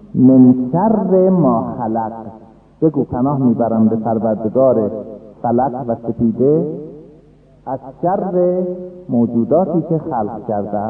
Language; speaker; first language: Persian; non-native, local second language; Azerbaijani